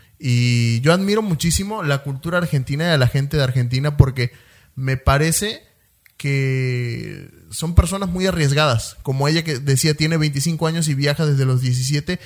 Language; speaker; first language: Spanish; native; Spanish